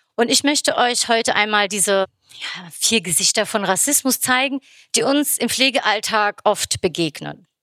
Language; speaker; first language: German; early bilingual, other home language; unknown